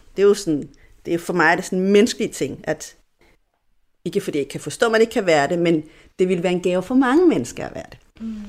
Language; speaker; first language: Danish; non-native, fluent; Spanish